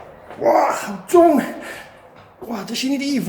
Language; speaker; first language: Chinese; non-native, fluent; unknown